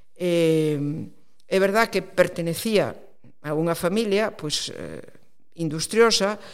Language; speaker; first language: Galician; non-native, local second language; Spanish